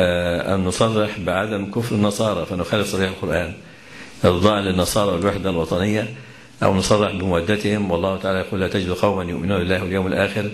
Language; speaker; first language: Arabic; native; Arabic